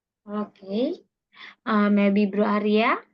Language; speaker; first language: English; non-native, learner; Indonesian